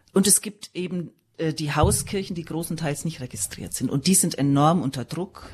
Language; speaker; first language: German; native; German